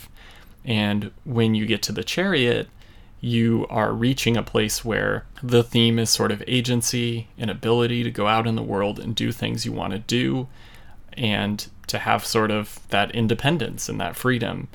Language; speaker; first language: English; native; English